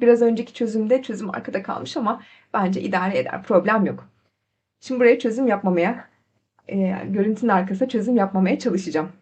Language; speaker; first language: Turkish; native; Turkish